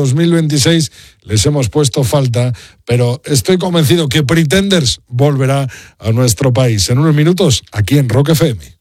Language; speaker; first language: Spanish; native; Spanish